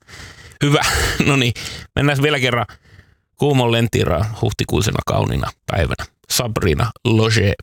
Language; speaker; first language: Finnish; native; Finnish